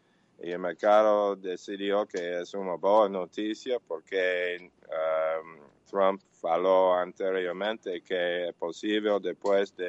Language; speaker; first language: Portuguese; non-native, learner; English